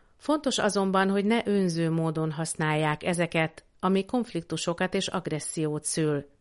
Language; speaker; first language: Hungarian; native; Hungarian